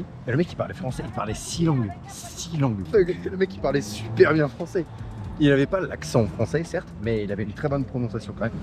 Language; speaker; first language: French; native; French